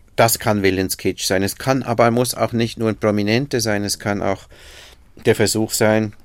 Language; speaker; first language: German; native; German